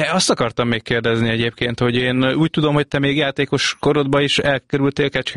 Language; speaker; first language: Hungarian; native; Hungarian